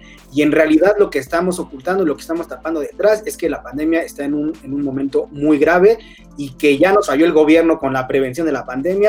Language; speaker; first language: Spanish; native; Spanish